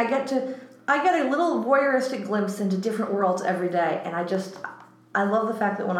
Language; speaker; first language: English; native; English